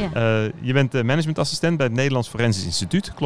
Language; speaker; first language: Dutch; native; Dutch